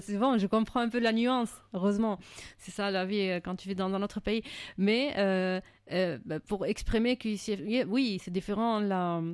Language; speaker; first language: French; non-native, fluent; Arabic